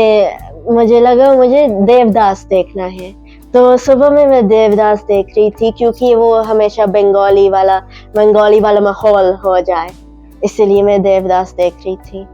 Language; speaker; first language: Hindi; early bilingual, heritage; English